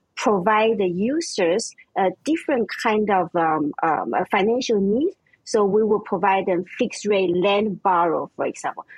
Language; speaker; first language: English; non-native, fluent; German